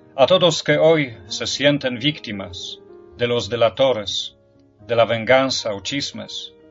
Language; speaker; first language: Spanish; non-native, fluent; Polish